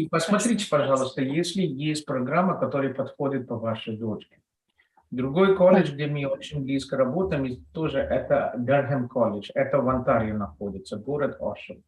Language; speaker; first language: Russian; non-native, fluent; Telugu